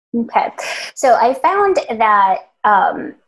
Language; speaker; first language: English; early bilingual, other home language; Spanish